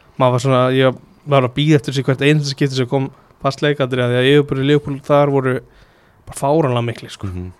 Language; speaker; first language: Icelandic; native; Icelandic